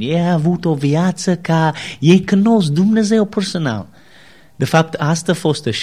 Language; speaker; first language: Romanian; non-native, learner; English